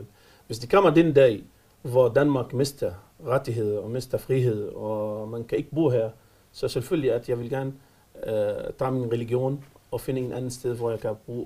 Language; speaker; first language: Danish; non-native, fluent; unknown